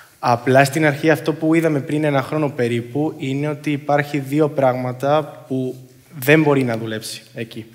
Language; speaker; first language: Greek; non-native, fluent; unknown